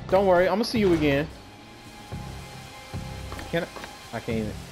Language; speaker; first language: English; native; English